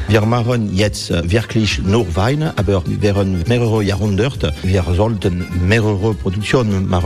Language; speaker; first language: German; non-native, learner; French